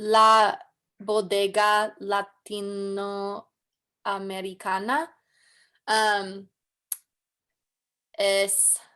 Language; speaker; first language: Spanish; non-native, learner; English